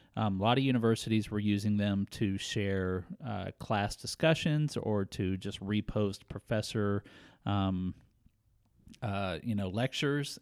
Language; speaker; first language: English; native; English